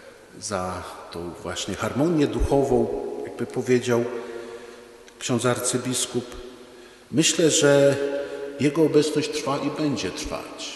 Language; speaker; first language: Polish; native; Polish